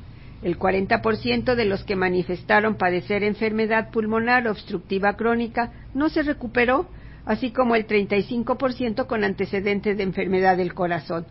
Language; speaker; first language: Spanish; native; Spanish